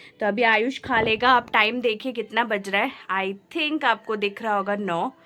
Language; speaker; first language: Hindi; non-native, local second language; Bangla